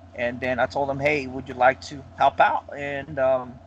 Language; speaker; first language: English; non-native, local second language; Filipino